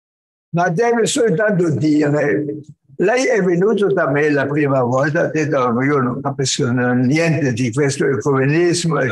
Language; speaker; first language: Italian; non-native, fluent; German